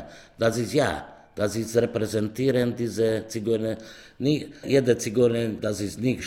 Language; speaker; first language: German; non-native, learner; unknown